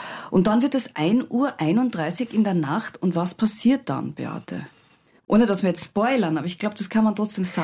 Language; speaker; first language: German; native; German